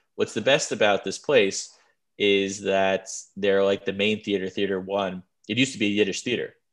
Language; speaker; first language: English; native; English